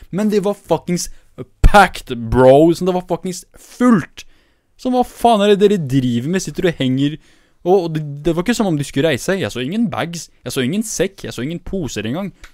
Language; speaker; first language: Norwegian; early bilingual, other home language; Kurdish